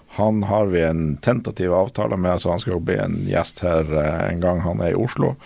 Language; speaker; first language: Norwegian; native; Norwegian